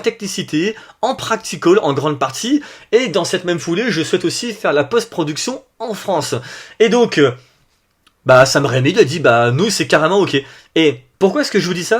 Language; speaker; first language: French; native; French